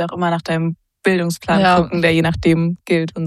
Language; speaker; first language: German; native; German